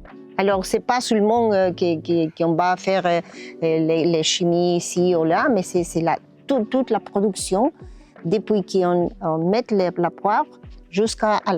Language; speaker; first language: French; non-native, learner; Spanish